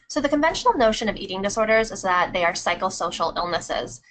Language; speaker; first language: English; native; English